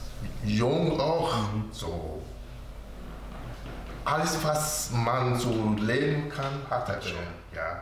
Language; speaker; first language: German; non-native, learner; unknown